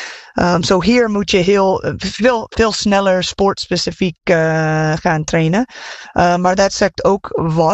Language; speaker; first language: Dutch; non-native, fluent; English